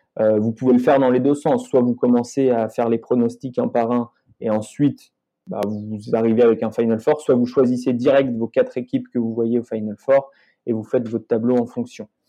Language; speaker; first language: French; native; French